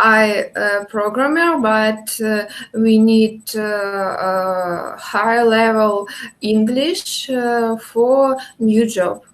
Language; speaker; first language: English; non-native, learner; Russian